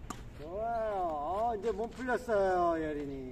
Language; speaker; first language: Korean; native; Korean